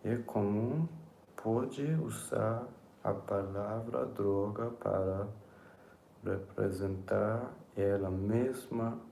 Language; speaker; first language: Portuguese; non-native, learner; English